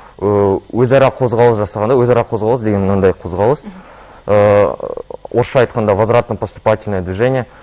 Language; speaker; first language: Kazakh; native; Kazakh